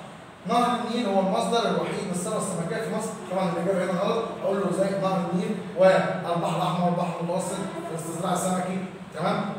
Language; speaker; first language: Arabic; native; Arabic